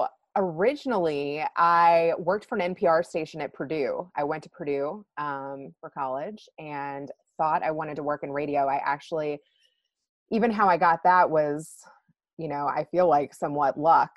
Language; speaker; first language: English; native; English